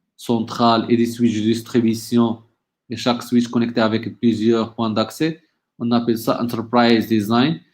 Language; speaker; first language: French; non-native, local second language; Arabic